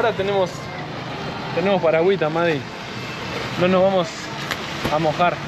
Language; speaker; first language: Spanish; native; Spanish